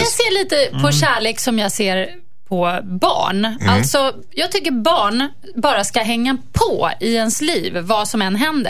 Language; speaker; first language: Swedish; native; Swedish